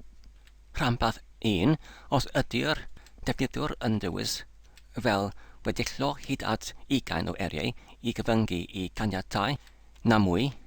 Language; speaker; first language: Welsh; non-native, learner; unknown